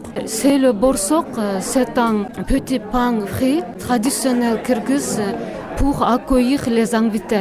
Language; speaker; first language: French; non-native, learner; Kyrgyz